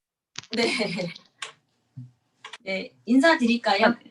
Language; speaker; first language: Korean; native; Korean